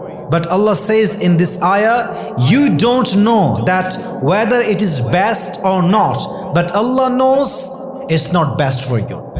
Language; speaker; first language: English; non-native, local second language; Bangla